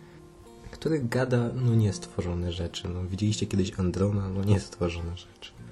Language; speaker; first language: Polish; native; Polish